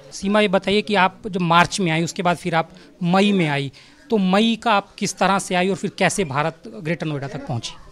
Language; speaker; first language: Hindi; native; Hindi